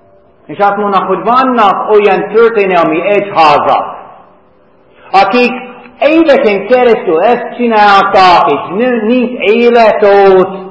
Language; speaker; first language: Hungarian; non-native, fluent; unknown